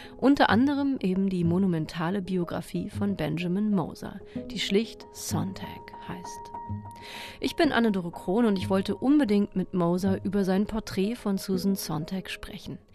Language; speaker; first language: German; native; German